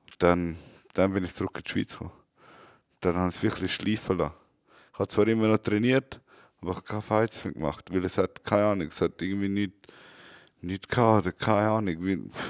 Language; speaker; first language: German; native; German